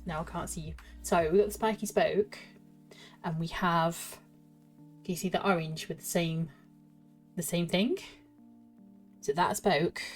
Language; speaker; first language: English; native; English